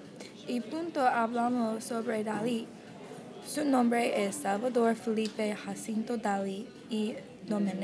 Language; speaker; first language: Spanish; non-native, learner; English